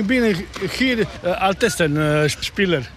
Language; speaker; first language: German; non-native, learner; Croatian